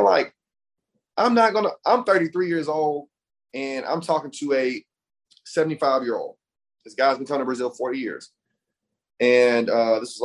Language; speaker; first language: English; native; English